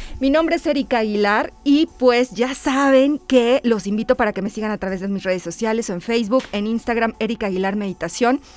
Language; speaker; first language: Spanish; native; Spanish